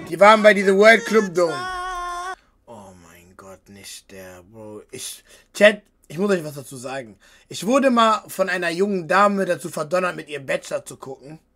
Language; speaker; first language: German; native; German